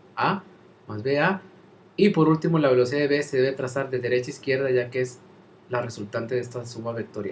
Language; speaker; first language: Spanish; native; Spanish